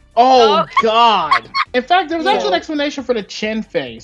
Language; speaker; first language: English; native; English